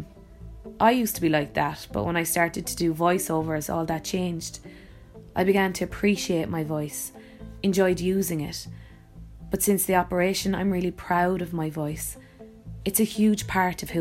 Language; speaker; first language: English; native; English